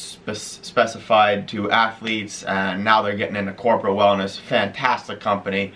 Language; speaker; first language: English; native; English